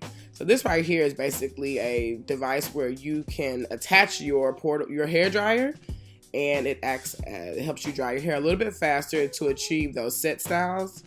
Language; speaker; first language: English; native; English